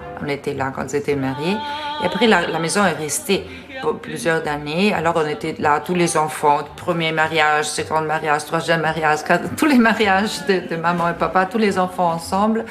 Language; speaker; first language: French; non-native, fluent; Italian